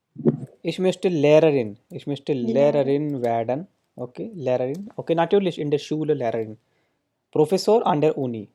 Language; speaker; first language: German; non-native, fluent; Hindi